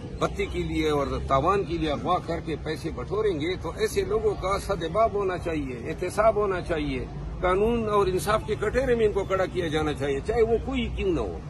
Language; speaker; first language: Urdu; non-native, local second language; Pashto